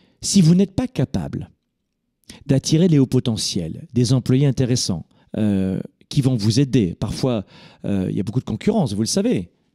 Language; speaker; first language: French; native; French